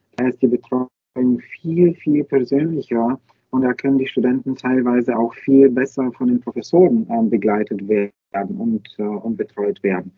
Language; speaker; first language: German; non-native, fluent; Bulgarian